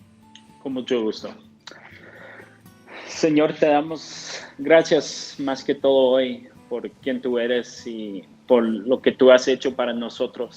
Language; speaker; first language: Spanish; non-native, fluent; English